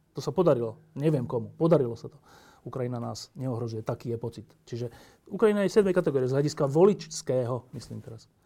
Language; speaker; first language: Slovak; native; Slovak